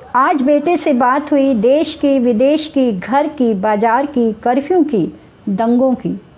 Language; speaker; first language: Hindi; non-native, local second language; Gujarati